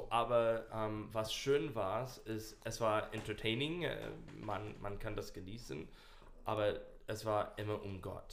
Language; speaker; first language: German; non-native, learner; English